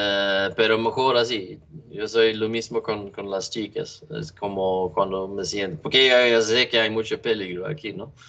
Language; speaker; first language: Spanish; non-native, learner; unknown